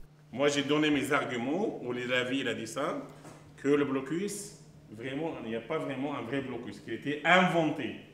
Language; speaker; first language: French; non-native, learner; Arabic